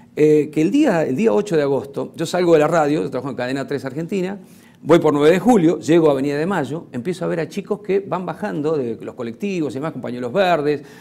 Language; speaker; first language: Spanish; native; Spanish